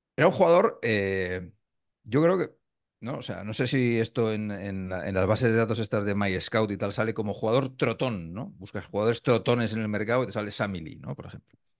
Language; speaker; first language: Spanish; native; Spanish